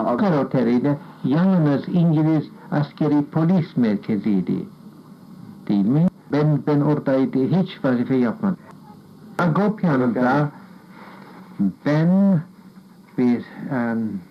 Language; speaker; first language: Turkish; non-native, fluent; English